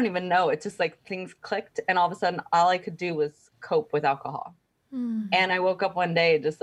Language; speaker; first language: English; native; English